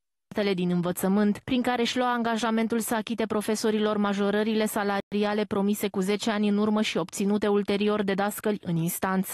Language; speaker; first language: Romanian; native; Romanian